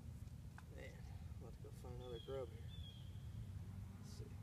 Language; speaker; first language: English; native; English